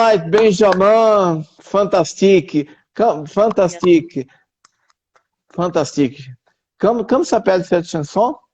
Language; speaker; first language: French; non-native, learner; Portuguese